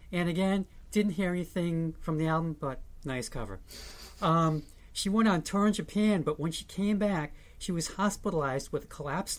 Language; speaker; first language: English; native; English